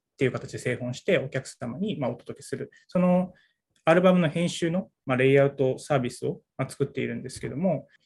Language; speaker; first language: Japanese; native; Japanese